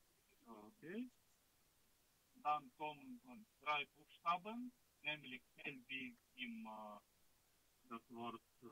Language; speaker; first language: German; non-native, learner; Russian